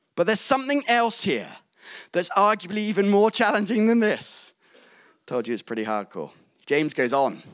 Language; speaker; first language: English; native; English